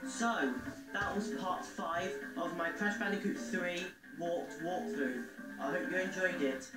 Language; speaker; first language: English; native; English